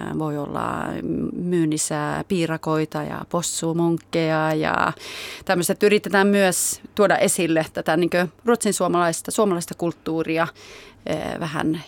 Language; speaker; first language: Finnish; early bilingual, heritage; Finnish